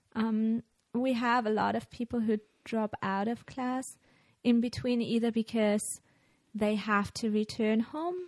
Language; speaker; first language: English; non-native, fluent; German